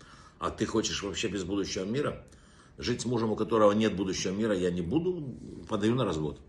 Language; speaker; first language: Russian; native; Russian